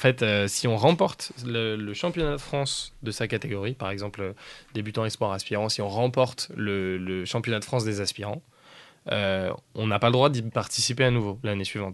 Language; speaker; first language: French; native; French